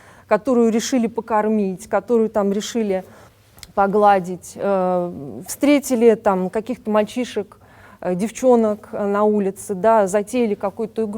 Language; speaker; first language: Russian; native; Russian